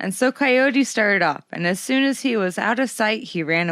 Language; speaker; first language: English; native; English